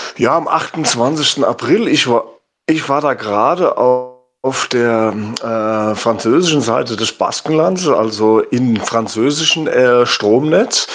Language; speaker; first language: German; native; German